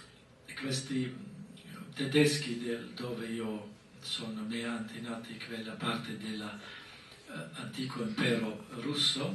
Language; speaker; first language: Italian; non-native, fluent; German